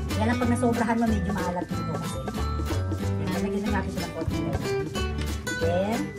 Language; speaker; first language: Filipino; native; Filipino